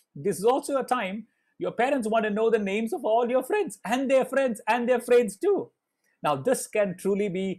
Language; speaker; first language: English; non-native, local second language; Malayalam